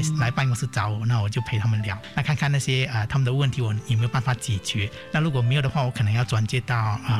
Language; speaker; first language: Chinese; native; Chinese